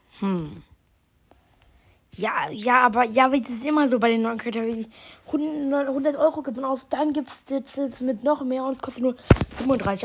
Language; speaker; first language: German; native; German